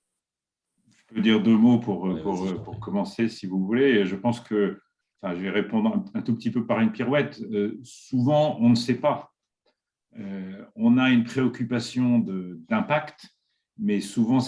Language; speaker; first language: French; native; French